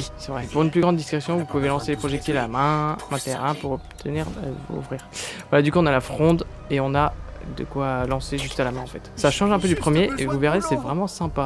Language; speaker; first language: French; native; French